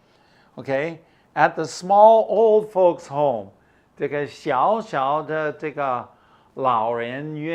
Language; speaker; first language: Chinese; non-native, fluent; English